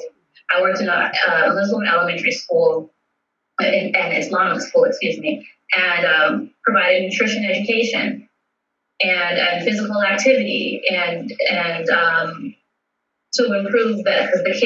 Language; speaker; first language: English; native; English